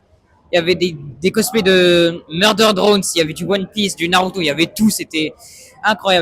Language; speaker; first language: French; native; French